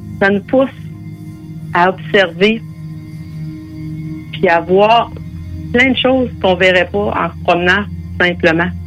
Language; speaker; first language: French; native; French